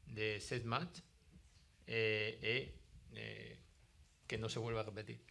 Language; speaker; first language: French; non-native, learner; Spanish